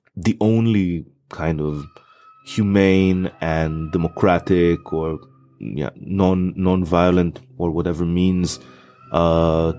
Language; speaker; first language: English; non-native, fluent; Hebrew